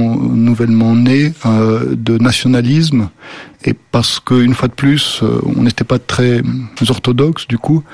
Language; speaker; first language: French; early bilingual, other home language; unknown